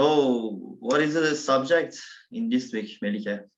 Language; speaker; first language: English; non-native, learner; Turkish